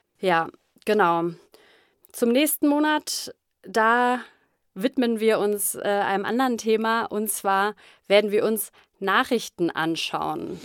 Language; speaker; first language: German; native; German